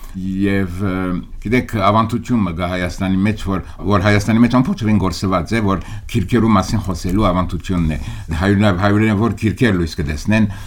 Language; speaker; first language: Armenian; early bilingual, heritage; Armenian